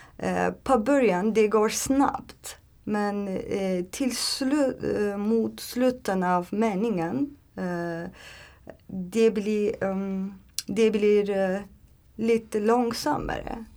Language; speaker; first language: Swedish; non-native, learner; Turkish